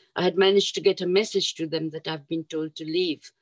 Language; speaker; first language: English; non-native, local second language; Urdu